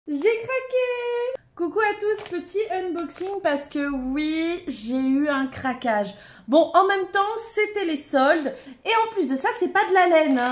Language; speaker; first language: French; native; French